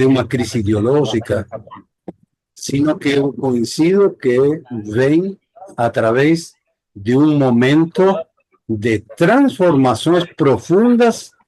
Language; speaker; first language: Portuguese; non-native, fluent; Spanish